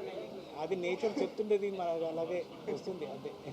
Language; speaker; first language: Telugu; non-native, fluent; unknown